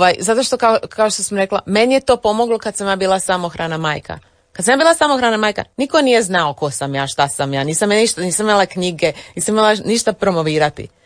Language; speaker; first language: Croatian; early bilingual, heritage; English